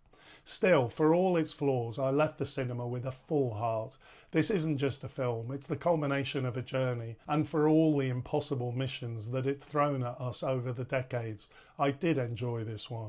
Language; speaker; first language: English; native; English